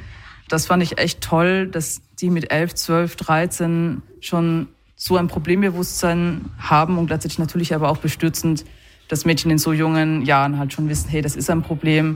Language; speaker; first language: German; native; German